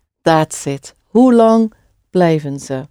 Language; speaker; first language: Dutch; non-native, fluent; English